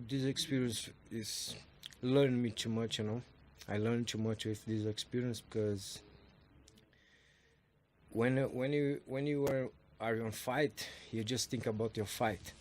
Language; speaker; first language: English; non-native, learner; Portuguese